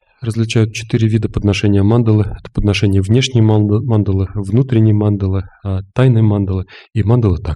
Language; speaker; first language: Russian; native; Russian